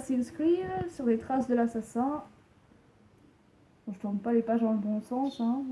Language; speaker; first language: French; native; French